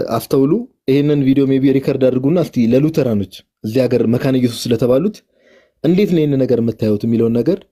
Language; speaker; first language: Amharic; native; Amharic